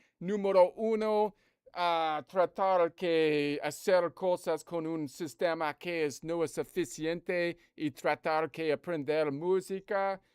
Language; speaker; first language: Spanish; non-native, learner; English